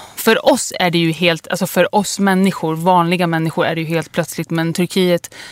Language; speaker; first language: Swedish; early bilingual, other home language; Kurdish